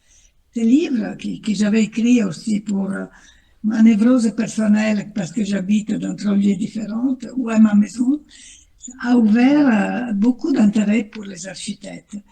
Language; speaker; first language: French; non-native, fluent; Italian